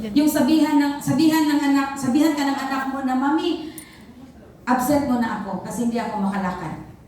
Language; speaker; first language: Filipino; non-native, local second language; Cebuano